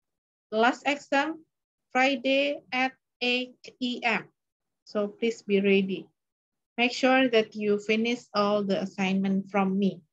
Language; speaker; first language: English; non-native, learner; Indonesian